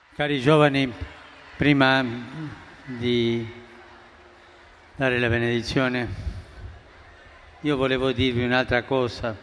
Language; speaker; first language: Italian; non-native, fluent; Spanish